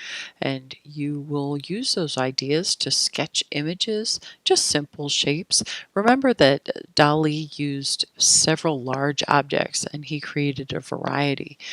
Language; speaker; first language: English; native; English